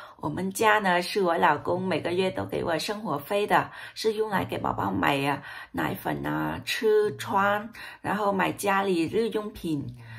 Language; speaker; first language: Chinese; non-native, fluent; Vietnamese